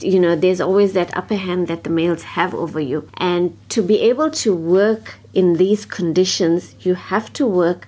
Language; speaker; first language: English; native; English